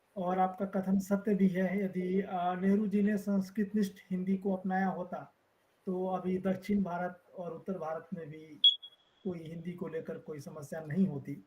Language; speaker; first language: Hindi; native; Hindi